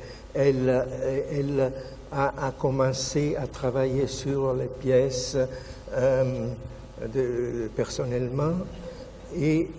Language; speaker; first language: French; non-native, fluent; Italian